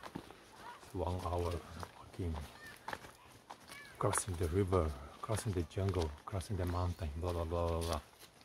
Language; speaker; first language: English; non-native, fluent; Portuguese